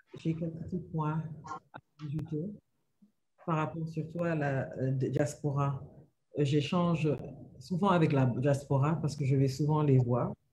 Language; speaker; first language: French; non-native, local second language; Wolof